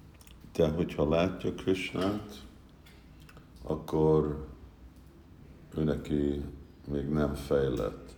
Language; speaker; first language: Hungarian; early bilingual, heritage; Hungarian